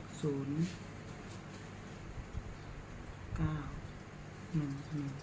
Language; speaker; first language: Thai; non-native, local second language; Lao